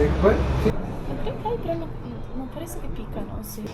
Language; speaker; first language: Spanish; non-native, fluent; Italian